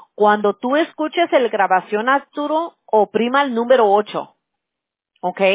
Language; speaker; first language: Spanish; early bilingual, other home language; English